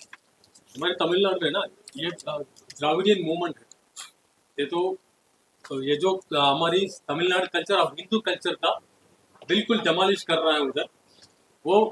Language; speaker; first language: Hindi; non-native, learner; Tamil